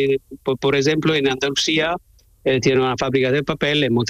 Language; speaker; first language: Spanish; non-native, learner; Italian